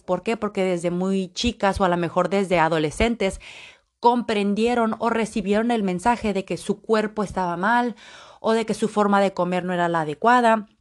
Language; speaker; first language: Spanish; native; Spanish